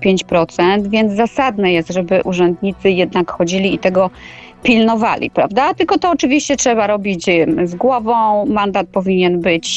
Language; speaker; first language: Polish; native; Polish